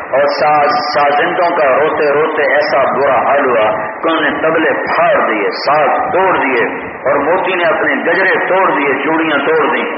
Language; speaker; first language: Urdu; non-native, local second language; Punjabi